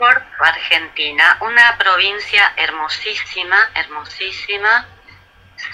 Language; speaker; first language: Spanish; native; Spanish